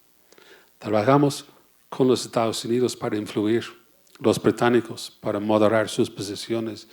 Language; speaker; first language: Spanish; non-native, fluent; English